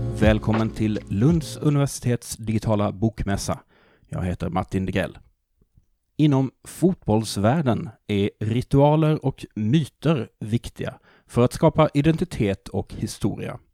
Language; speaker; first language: Swedish; native; Swedish